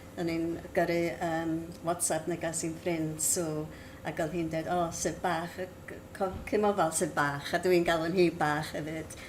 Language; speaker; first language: Welsh; native; Welsh